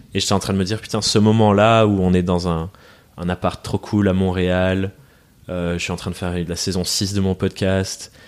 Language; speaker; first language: French; early bilingual, other home language; English